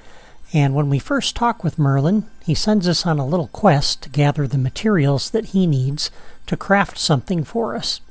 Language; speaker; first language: English; native; English